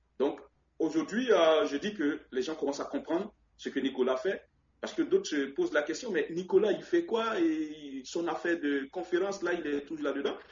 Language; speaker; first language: French; non-native, local second language; Baoulé